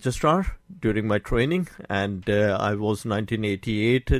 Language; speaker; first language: English; non-native, local second language; Urdu